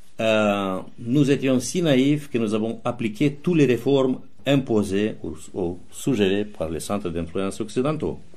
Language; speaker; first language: French; non-native, fluent; Romanian